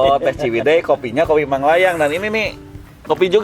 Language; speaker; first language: Indonesian; non-native, local second language; Sundanese